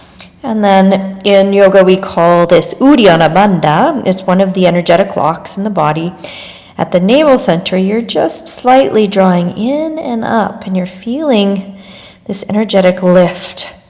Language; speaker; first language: English; native; English